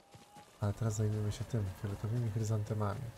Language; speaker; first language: Polish; native; Polish